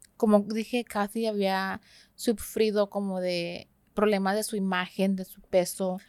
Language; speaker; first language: Spanish; early bilingual, heritage; Spanish